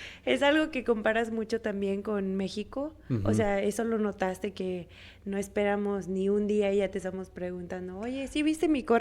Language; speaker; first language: Spanish; native; Spanish